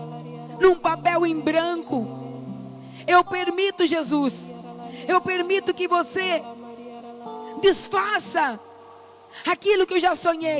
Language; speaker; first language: Portuguese; native; Portuguese